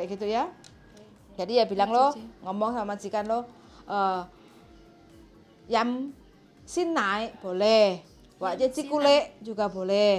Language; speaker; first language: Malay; non-native, local second language; Javanese